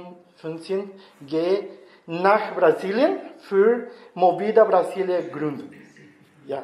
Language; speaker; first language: German; non-native, learner; Spanish